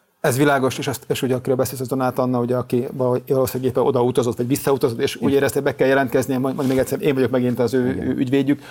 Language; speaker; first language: Hungarian; native; Hungarian